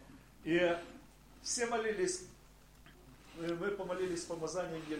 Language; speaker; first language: Polish; non-native, learner; Russian